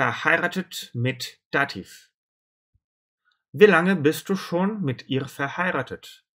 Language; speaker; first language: German; non-native, fluent; Russian